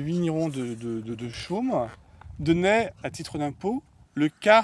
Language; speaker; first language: French; native; French